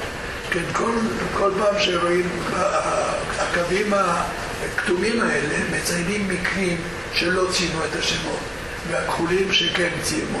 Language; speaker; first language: Hebrew; non-native, fluent; Spanish